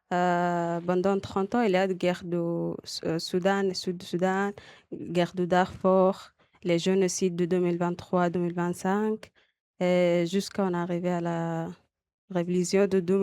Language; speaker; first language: French; non-native, local second language; Arabic